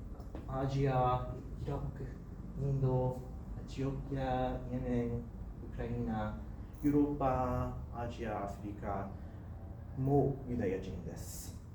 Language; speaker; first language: Japanese; non-native, learner; English